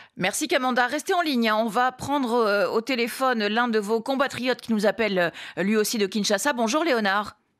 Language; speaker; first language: French; native; French